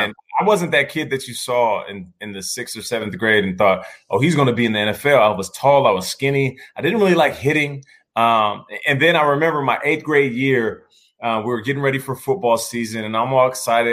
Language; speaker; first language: English; native; English